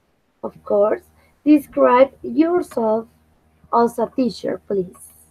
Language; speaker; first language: English; non-native, fluent; Spanish